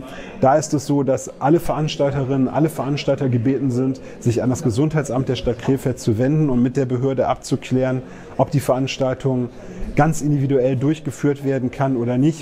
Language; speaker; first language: German; native; German